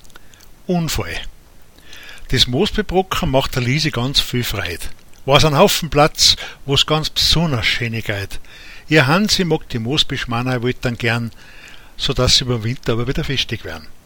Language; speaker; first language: German; native; German